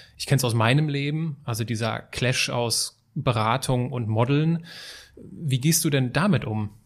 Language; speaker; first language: German; native; German